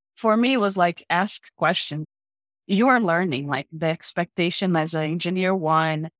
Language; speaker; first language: English; non-native, fluent; Portuguese